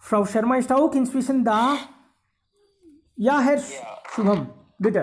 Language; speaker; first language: German; non-native, fluent; Hindi